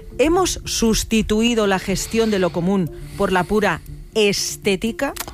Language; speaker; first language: Spanish; native; Spanish